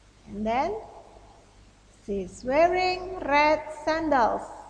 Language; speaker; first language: English; non-native, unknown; Indonesian